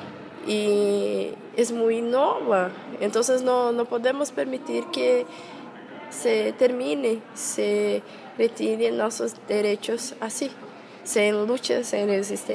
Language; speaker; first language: Spanish; non-native, fluent; Portuguese